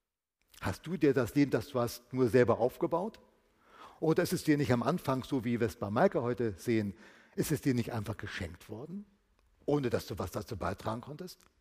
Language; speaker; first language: German; native; German